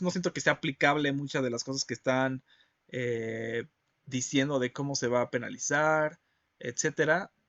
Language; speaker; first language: Spanish; native; Spanish